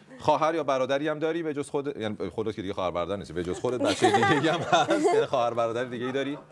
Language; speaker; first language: Persian; native; Persian